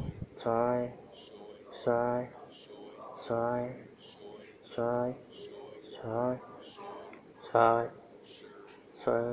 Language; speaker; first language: English; non-native, learner; Vietnamese